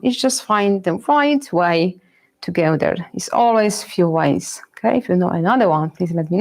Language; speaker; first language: English; non-native, fluent; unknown